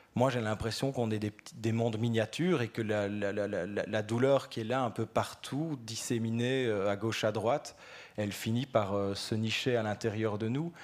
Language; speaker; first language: French; native; French